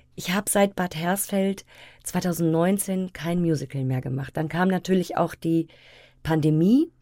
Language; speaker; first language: German; native; German